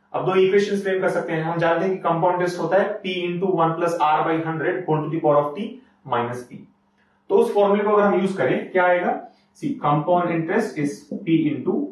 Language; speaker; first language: Hindi; native; Hindi